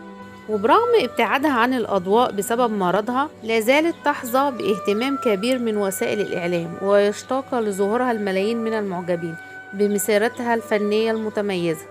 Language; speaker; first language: Arabic; native; Arabic